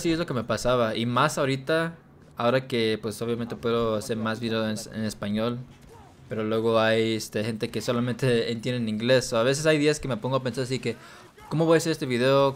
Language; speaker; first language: Spanish; early bilingual, heritage; Spanish